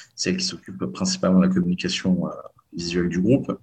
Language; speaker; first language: French; native; French